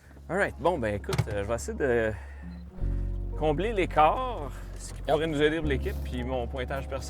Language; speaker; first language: French; native; French